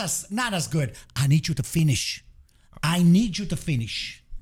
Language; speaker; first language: English; non-native, fluent; Italian